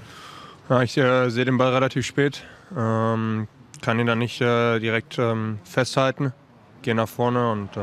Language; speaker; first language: German; native; German